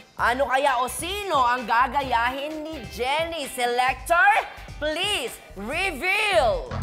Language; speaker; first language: Filipino; native; Filipino